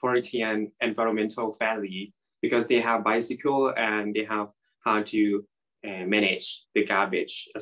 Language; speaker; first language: English; non-native, learner; Thai